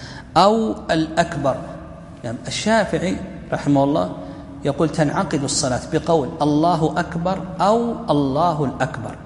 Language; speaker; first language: Arabic; native; Arabic